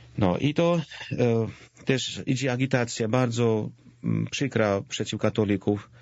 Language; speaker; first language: Polish; non-native, fluent; Georgian